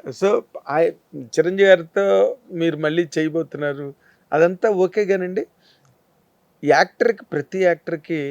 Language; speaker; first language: Telugu; native; Telugu